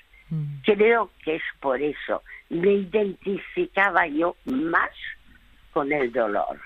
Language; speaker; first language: Spanish; early bilingual, other home language; French